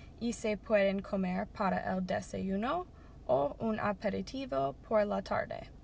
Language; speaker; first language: Spanish; non-native, learner; English